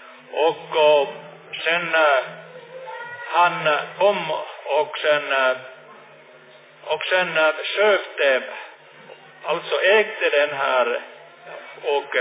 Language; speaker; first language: Swedish; non-native, fluent; Finnish